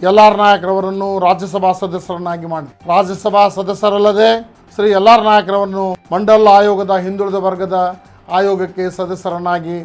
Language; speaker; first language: Kannada; non-native, local second language; Lambadi